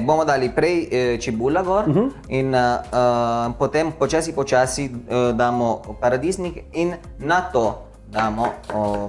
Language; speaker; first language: Slovenian; non-native, learner; Italian